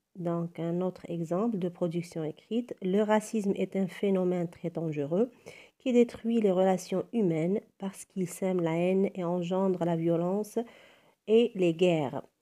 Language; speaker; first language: French; non-native, local second language; Arabic